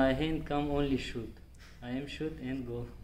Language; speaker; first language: English; non-native, learner; Tajik